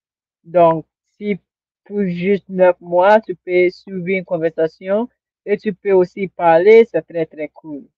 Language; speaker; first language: French; non-native, learner; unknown